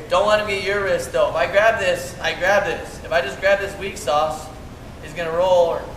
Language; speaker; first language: English; native; English